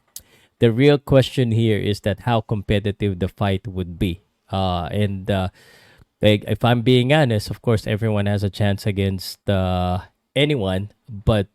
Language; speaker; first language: English; non-native, local second language; Filipino